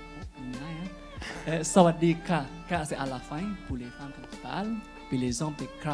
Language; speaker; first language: French; non-native, fluent; Thai